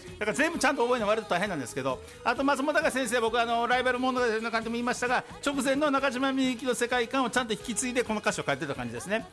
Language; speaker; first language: Japanese; native; Japanese